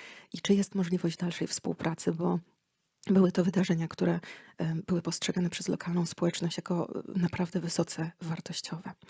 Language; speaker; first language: Polish; native; Polish